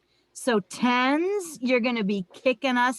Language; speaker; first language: English; native; English